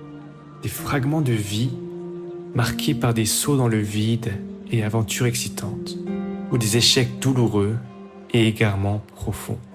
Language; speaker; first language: French; native; French